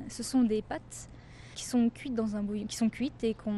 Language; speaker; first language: French; native; French